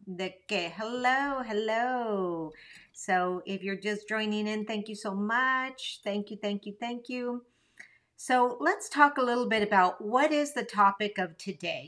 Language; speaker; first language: English; early bilingual, other home language; Spanish